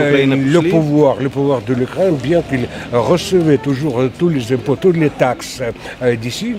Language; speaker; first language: French; non-native, fluent; Russian